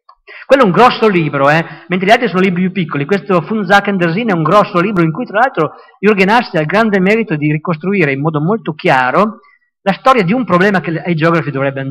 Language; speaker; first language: Italian; native; Italian